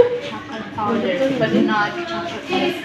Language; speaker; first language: English; non-native, learner; Indonesian